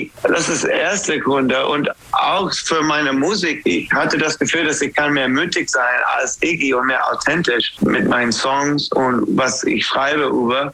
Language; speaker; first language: German; non-native, fluent; English